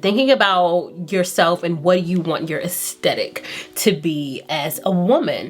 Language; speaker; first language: English; native; English